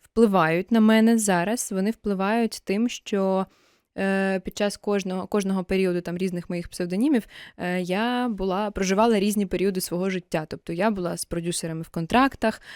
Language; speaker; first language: Ukrainian; non-native, local second language; Russian